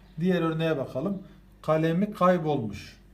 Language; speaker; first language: Turkish; native; Turkish